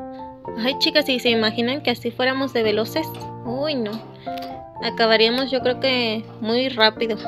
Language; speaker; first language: Spanish; native; Spanish